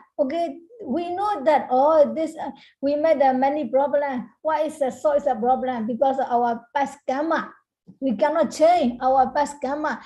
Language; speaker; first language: English; non-native, learner; Burmese